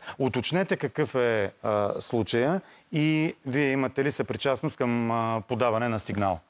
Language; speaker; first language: Bulgarian; native; Bulgarian